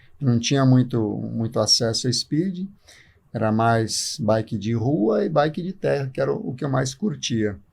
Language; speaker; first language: Portuguese; early bilingual, other home language; Spanish